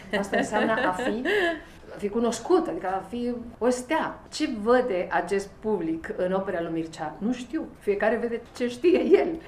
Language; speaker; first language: Romanian; non-native, fluent; Spanish